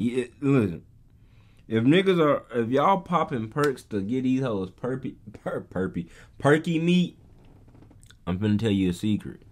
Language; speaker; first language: English; native; English